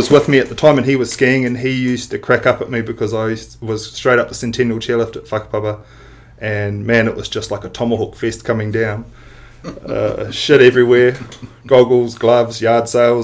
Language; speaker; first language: English; native; English